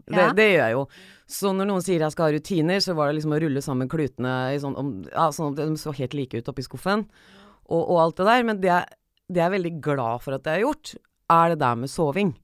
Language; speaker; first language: Norwegian; native; Norwegian